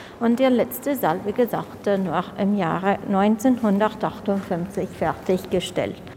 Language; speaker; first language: German; non-native, fluent; Italian